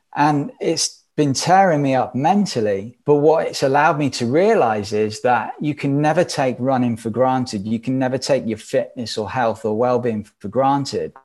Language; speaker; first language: English; native; English